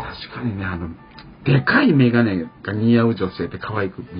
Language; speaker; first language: Japanese; native; Japanese